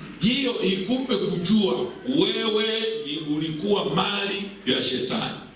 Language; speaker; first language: Swahili; native; Swahili